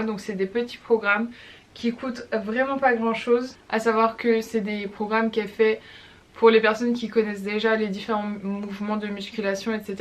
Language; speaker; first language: French; native; French